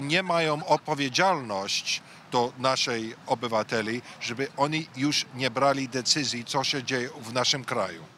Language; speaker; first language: Polish; early bilingual, heritage; English